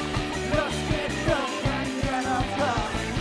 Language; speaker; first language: Spanish; native; Spanish